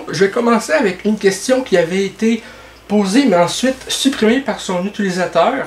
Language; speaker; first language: French; native; French